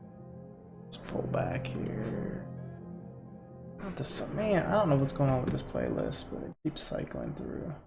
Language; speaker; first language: English; native; English